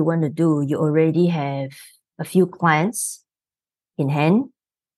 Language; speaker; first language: English; non-native, local second language; Chinese